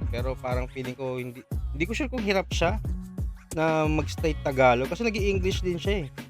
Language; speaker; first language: Filipino; non-native, local second language; Cebuano